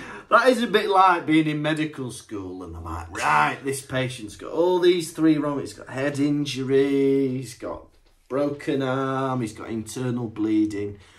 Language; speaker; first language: English; native; English